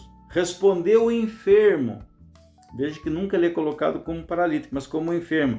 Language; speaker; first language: Portuguese; native; Portuguese